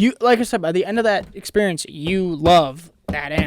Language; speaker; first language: English; native; English